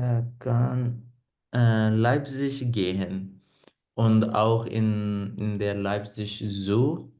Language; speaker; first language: German; non-native, learner; Punjabi